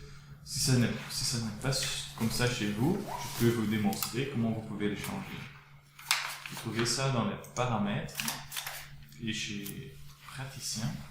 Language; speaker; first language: French; non-native, local second language; Dutch